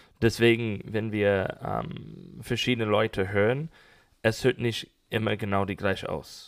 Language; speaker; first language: German; non-native, learner; English